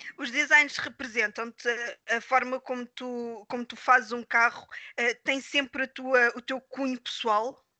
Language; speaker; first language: Portuguese; native; Portuguese